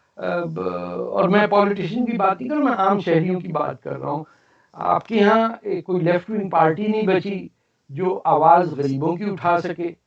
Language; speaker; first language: Urdu; native; Urdu